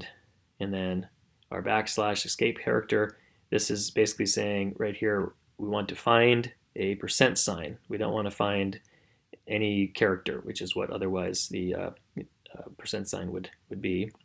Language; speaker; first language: English; native; English